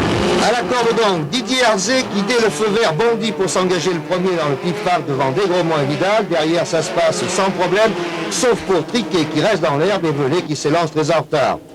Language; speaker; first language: French; native; French